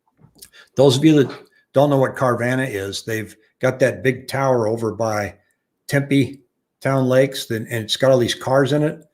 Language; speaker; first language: English; native; English